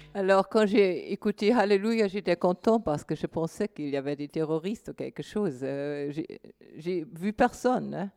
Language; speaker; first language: French; non-native, fluent; German